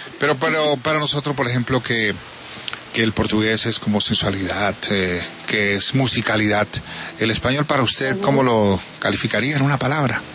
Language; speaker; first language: Spanish; native; Spanish